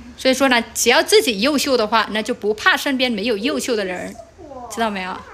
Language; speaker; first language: Chinese; non-native, fluent; Vietnamese